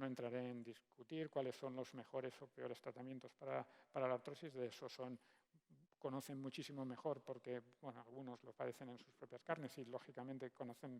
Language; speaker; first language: Spanish; native; Spanish